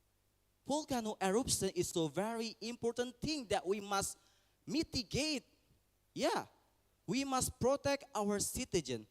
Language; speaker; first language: English; non-native, learner; Indonesian